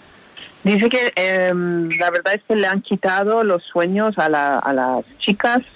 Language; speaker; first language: Spanish; non-native, fluent; Persian